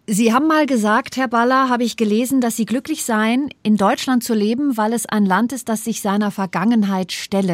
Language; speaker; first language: German; native; German